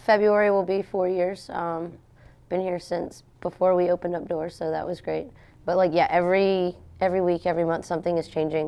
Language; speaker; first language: English; native; English